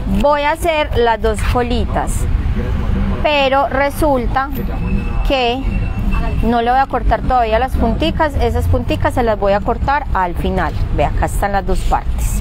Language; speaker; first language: Spanish; native; Spanish